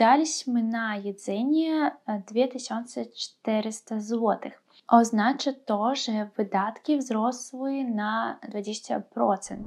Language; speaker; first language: Polish; non-native, fluent; Russian